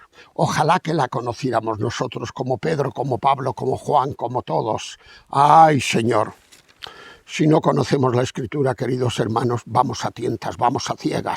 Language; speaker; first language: Spanish; native; Spanish